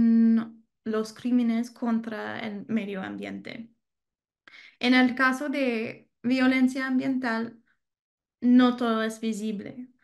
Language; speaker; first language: Spanish; non-native, learner; English